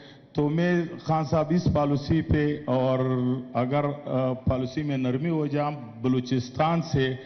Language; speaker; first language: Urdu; non-native, local second language; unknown